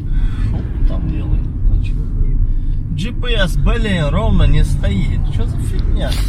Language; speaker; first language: Russian; non-native, fluent; Turkmen